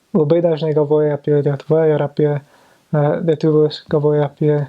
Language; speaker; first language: Lithuanian; non-native, fluent; English